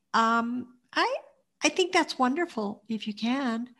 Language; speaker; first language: English; native; English